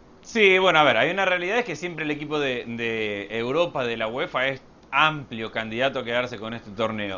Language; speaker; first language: Spanish; native; Spanish